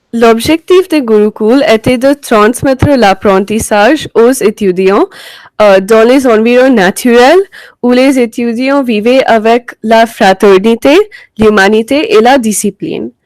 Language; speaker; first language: French; non-native, learner; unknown